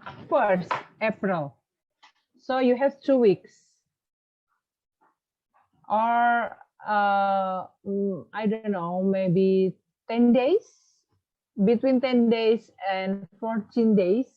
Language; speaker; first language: English; non-native, fluent; Indonesian